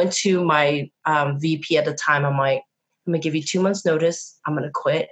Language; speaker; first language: English; native; English